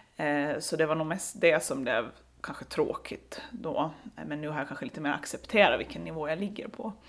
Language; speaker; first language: Swedish; native; Swedish